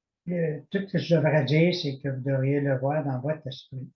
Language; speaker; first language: French; native; French